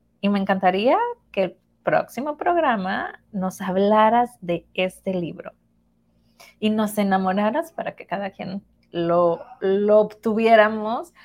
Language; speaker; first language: Spanish; native; Spanish